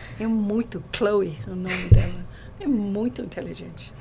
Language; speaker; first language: Portuguese; non-native, learner; English